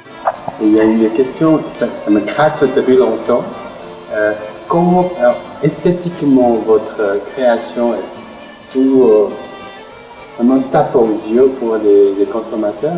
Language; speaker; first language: French; non-native, fluent; Chinese